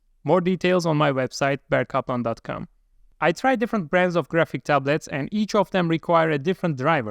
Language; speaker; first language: English; non-native, fluent; Turkish